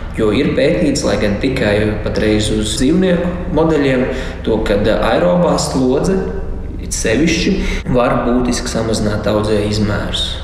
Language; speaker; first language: Latvian; native; Latvian